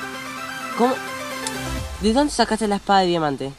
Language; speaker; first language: Spanish; native; Spanish